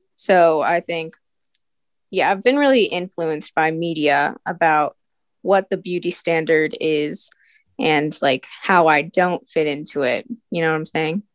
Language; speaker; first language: English; early bilingual, other home language; Filipino